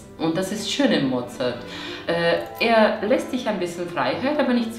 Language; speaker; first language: German; non-native, fluent; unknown